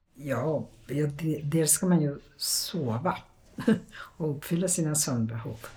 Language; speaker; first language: Swedish; non-native, fluent; Polish